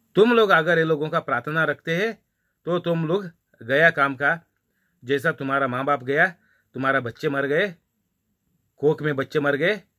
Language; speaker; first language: Hindi; non-native, local second language; Marathi